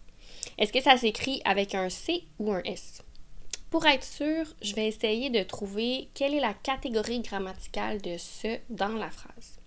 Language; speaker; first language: French; native; French